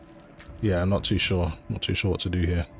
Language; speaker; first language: English; native; English